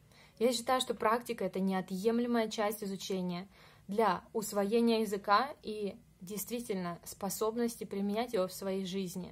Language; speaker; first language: Russian; native; Russian